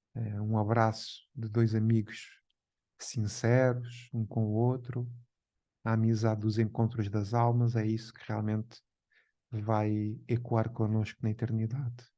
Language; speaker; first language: Portuguese; native; Portuguese